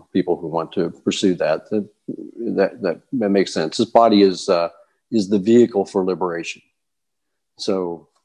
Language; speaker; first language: English; native; English